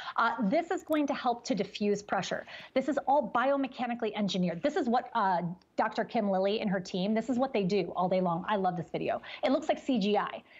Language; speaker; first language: English; native; English